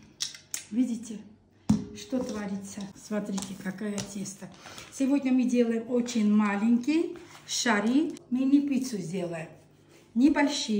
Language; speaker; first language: Russian; non-native, local second language; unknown